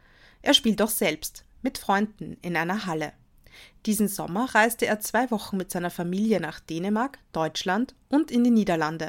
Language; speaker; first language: German; native; German